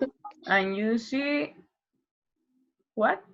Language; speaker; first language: English; non-native, learner; Spanish